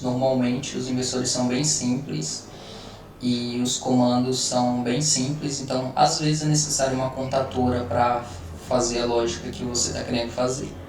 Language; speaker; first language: Portuguese; native; Portuguese